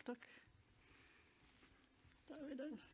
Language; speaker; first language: Norwegian; non-native, fluent; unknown